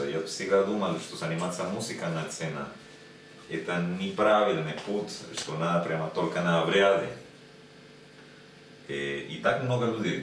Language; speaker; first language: Russian; non-native, learner; Spanish